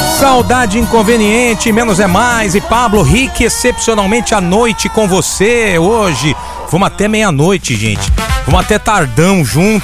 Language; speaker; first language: Portuguese; native; Portuguese